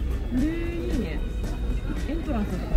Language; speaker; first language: Japanese; native; Japanese